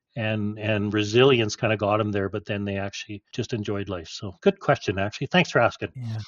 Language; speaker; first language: English; native; English